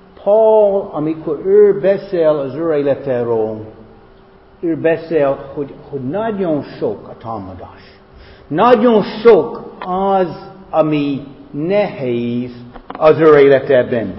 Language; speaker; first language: Hungarian; non-native, fluent; English